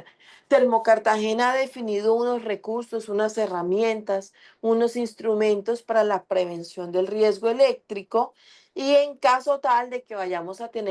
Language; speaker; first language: Spanish; native; Spanish